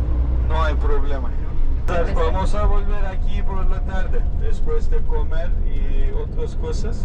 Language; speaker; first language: Spanish; non-native, fluent; Turkish